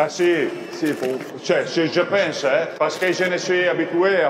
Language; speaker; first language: French; non-native, learner; Italian